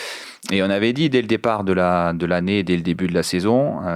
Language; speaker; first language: French; native; French